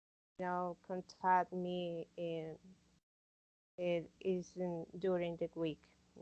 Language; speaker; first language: English; non-native, learner; Spanish